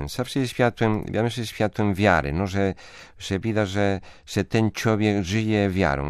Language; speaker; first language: Polish; non-native, fluent; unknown